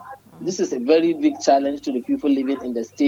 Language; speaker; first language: English; non-native, local second language; Hausa